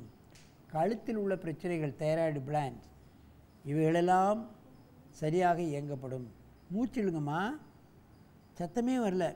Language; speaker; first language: Tamil; native; Tamil